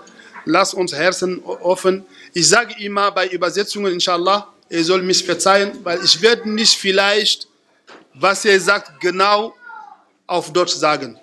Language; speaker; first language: German; non-native, fluent; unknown